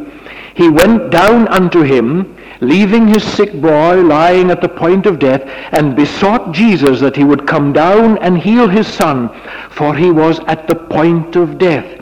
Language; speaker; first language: English; native; English